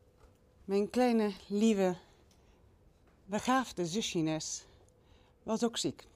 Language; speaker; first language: Dutch; non-native, local second language; Spanish